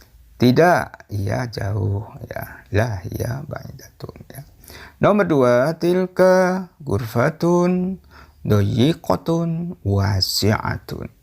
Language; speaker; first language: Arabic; non-native, fluent; Indonesian